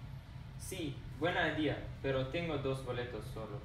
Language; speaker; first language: Spanish; non-native, learner; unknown